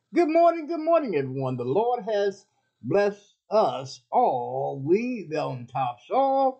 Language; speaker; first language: English; native; English